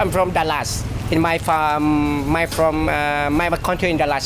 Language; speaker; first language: English; non-native, learner; Vietnamese